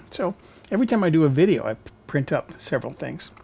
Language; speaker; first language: English; native; English